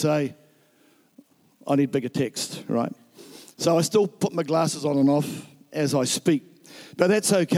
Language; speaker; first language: English; native; English